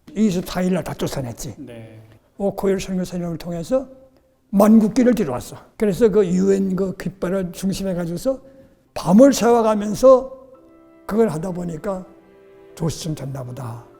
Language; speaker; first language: Korean; native; Korean